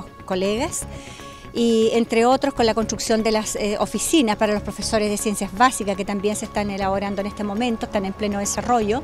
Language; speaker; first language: Spanish; native; Spanish